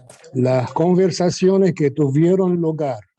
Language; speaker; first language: Spanish; non-native, fluent; Arabic